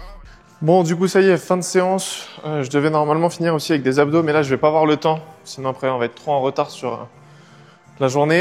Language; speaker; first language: French; native; French